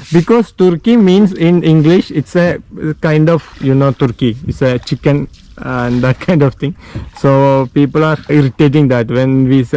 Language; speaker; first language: English; non-native, local second language; Malayalam